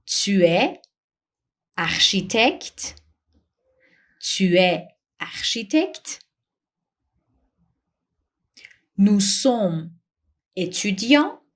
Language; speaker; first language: French; non-native, fluent; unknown